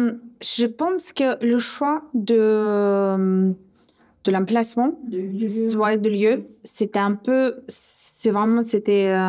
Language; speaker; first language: French; non-native, fluent; Russian